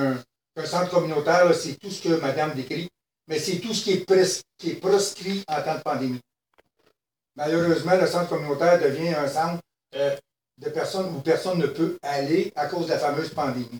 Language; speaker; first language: French; native; French